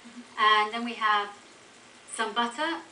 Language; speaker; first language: English; native; English